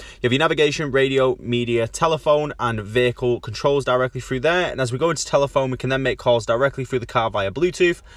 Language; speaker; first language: English; native; English